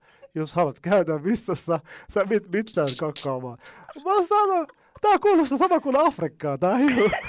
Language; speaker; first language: Finnish; non-native, learner; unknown